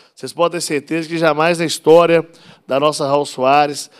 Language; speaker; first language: Portuguese; native; Portuguese